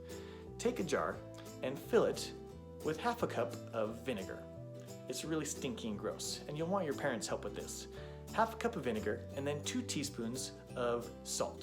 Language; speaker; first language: English; native; English